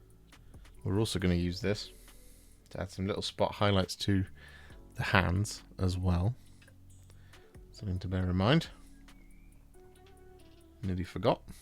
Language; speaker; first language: English; native; English